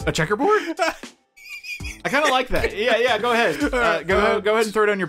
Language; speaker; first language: English; native; English